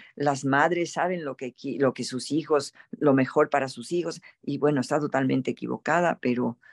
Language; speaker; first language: Spanish; native; Spanish